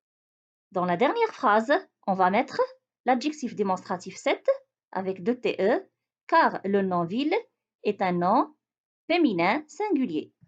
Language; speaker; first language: French; non-native, local second language; Arabic